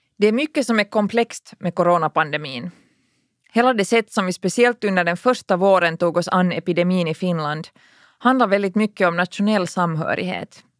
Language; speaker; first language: Swedish; native; Swedish